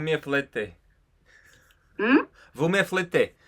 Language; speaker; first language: French; non-native, learner; Russian